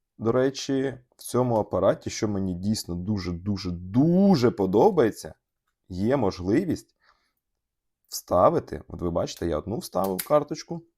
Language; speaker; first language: Ukrainian; non-native, local second language; Russian